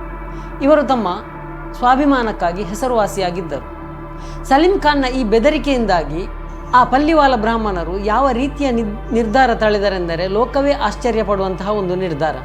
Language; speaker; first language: Kannada; native; Kannada